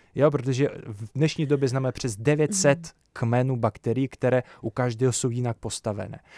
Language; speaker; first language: Czech; early bilingual, other home language; Ukrainian